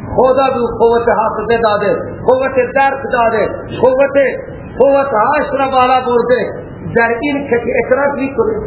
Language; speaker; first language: Persian; non-native, local second language; Baluchi